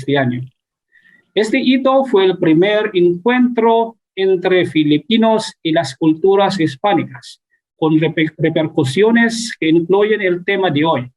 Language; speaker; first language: Spanish; non-native, fluent; Filipino